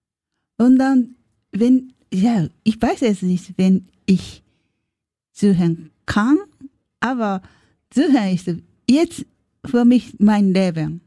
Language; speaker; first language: German; non-native, learner; Japanese